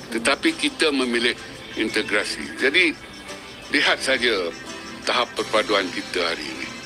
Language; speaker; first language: Malay; native; Malay